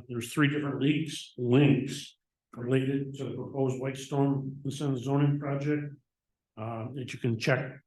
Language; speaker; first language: English; native; English